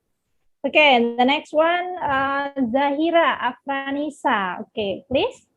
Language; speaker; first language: English; non-native, learner; Indonesian